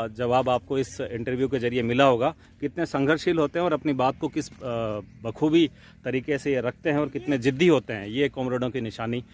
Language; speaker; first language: Hindi; native; Hindi